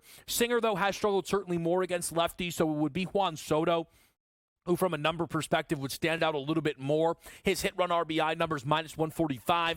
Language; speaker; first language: English; native; English